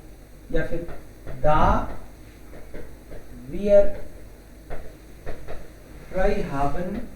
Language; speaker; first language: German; non-native, fluent; Hindi